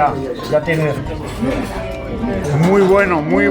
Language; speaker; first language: Spanish; native; Spanish